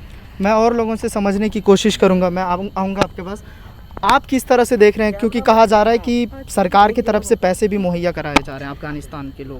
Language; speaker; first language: Hindi; native; Hindi